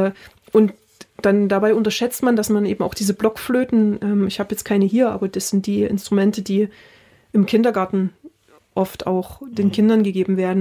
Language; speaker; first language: German; native; German